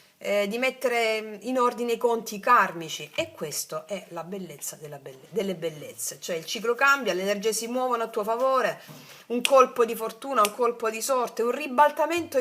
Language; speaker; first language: Italian; native; Italian